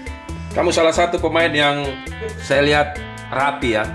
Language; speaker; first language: Indonesian; native; Indonesian